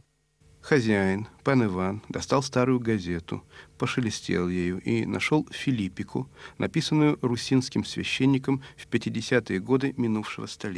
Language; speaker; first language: Russian; native; Russian